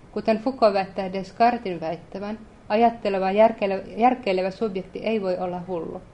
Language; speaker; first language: Finnish; native; Finnish